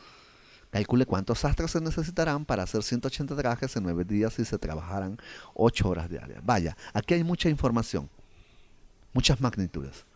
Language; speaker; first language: Spanish; native; Spanish